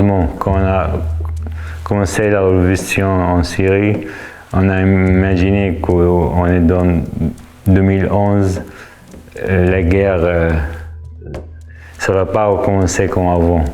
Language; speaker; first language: French; non-native, fluent; Arabic